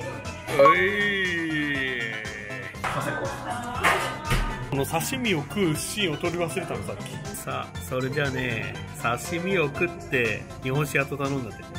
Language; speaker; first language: Japanese; native; Japanese